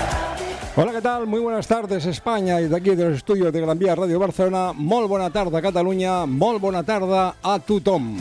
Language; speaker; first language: Spanish; native; Spanish